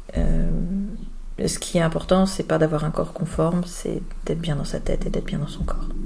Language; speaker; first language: French; native; French